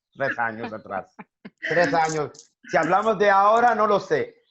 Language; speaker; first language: Spanish; non-native, learner; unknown